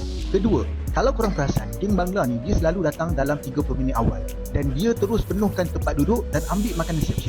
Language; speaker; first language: Malay; native; Malay